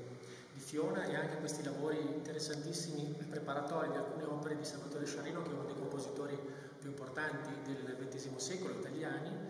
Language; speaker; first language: Italian; native; Italian